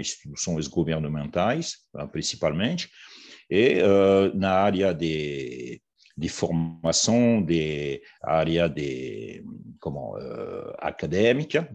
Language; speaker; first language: Portuguese; non-native, fluent; French